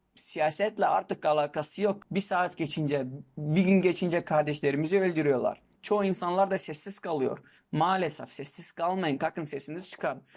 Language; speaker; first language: Turkish; non-native, local second language; Kurdish